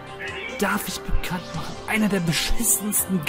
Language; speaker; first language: German; native; German